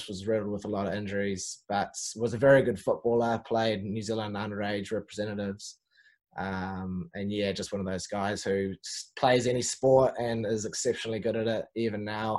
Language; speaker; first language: English; native; English